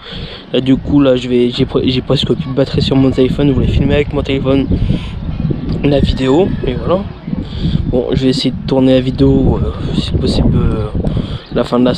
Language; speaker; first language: French; native; French